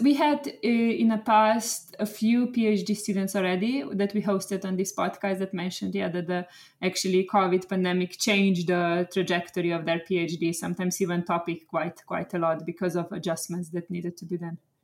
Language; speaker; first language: English; non-native, fluent; Slovenian